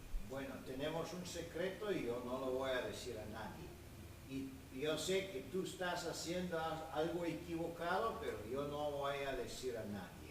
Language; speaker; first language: Spanish; non-native, fluent; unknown